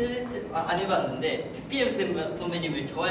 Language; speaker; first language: Korean; non-native, fluent; Japanese